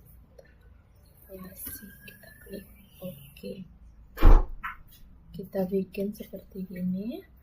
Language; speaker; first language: Indonesian; native; Indonesian